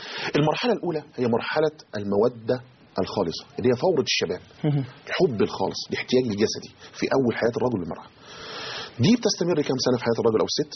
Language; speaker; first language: Arabic; native; Arabic